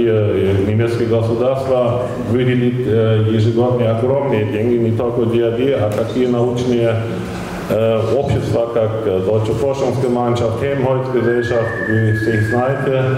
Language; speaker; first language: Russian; non-native, fluent; German